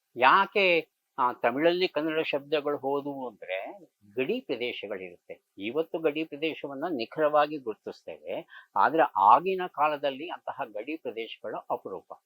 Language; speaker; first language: Kannada; native; Kannada